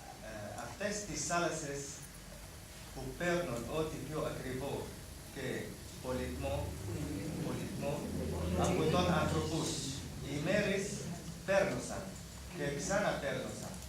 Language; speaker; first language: Greek; non-native, learner; Arabic